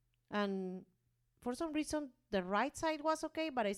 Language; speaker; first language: English; non-native, learner; Spanish